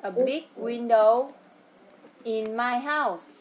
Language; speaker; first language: English; non-native, fluent; Vietnamese